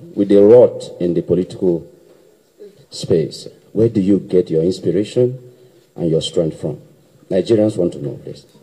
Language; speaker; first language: English; native; English